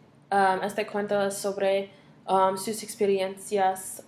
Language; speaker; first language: Spanish; non-native, learner; English